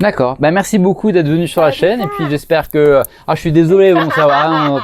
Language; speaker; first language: French; native; French